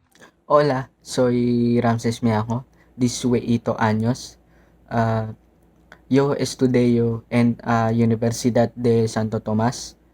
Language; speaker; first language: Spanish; non-native, learner; Filipino